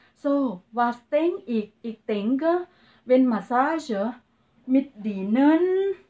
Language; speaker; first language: German; non-native, learner; Thai